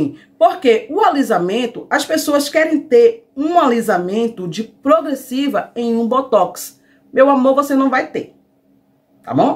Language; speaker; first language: Portuguese; native; Portuguese